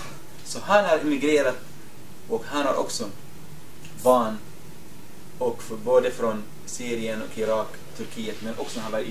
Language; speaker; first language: Swedish; non-native, fluent; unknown